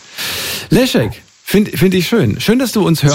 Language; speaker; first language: German; native; German